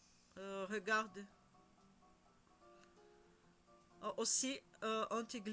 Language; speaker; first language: French; non-native, learner; Spanish